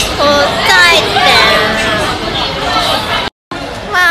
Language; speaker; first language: Chinese; non-native, learner; Japanese